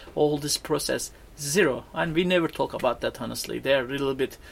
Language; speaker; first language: English; non-native, fluent; Turkish